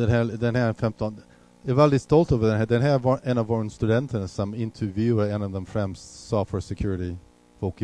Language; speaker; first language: Swedish; non-native, fluent; English